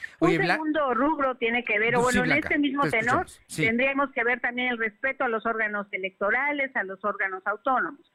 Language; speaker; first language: Spanish; native; Spanish